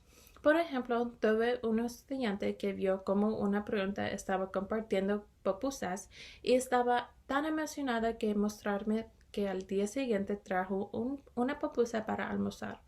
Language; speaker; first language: Spanish; early bilingual, heritage; Spanish